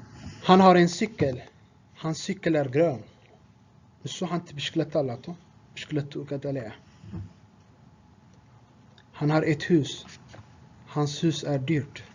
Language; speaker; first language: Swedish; non-native, fluent; Tigrinya